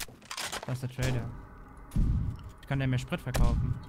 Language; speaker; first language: German; native; German